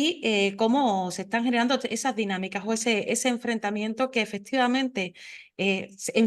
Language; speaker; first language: Spanish; native; Spanish